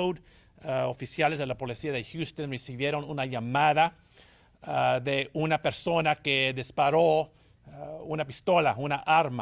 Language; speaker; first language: Spanish; early bilingual, heritage; English